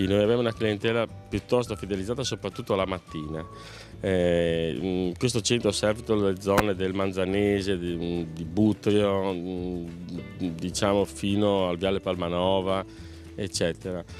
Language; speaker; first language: Italian; native; Italian